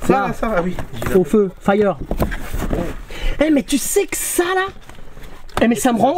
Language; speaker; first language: French; native; French